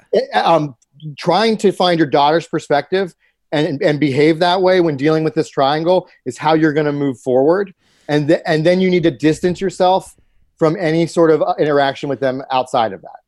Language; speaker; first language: English; native; English